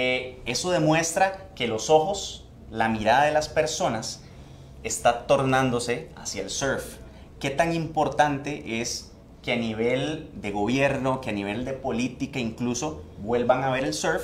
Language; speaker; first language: Spanish; native; Spanish